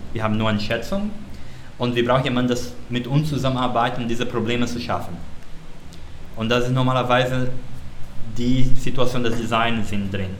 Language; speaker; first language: German; non-native, learner; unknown